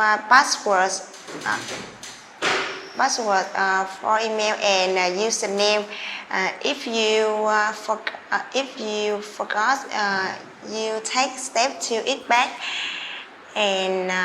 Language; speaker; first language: English; non-native, learner; Vietnamese